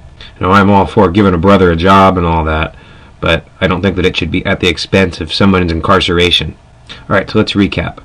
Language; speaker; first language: English; native; English